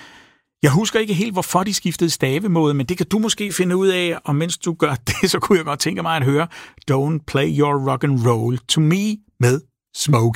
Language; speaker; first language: Danish; native; Danish